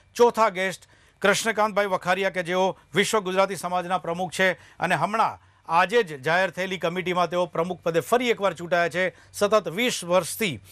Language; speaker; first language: Gujarati; native; Gujarati